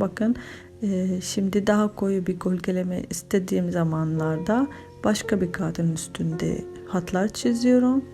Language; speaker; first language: Turkish; non-native, fluent; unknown